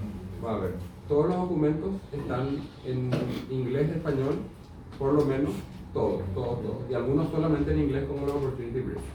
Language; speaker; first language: Spanish; native; Spanish